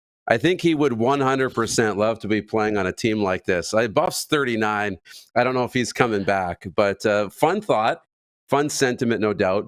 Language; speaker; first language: English; native; English